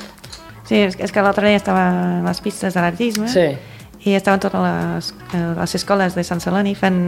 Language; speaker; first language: Catalan; non-native, fluent; English